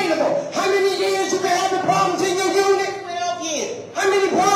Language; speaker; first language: English; native; English